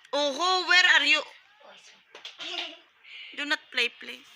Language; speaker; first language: English; non-native, learner; Hiligaynon